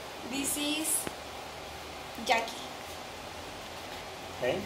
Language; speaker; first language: English; non-native, learner; Spanish